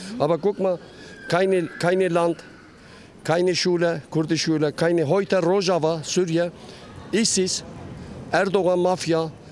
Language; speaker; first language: German; non-native, learner; Kurdish